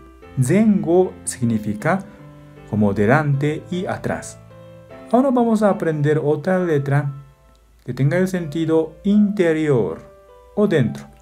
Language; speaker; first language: Spanish; non-native, fluent; Japanese